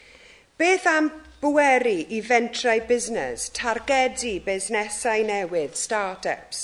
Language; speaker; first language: Welsh; non-native, local second language; English